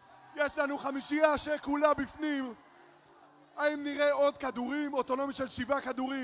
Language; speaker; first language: Hebrew; native; Hebrew